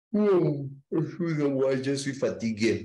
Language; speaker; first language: French; non-native, learner; Spanish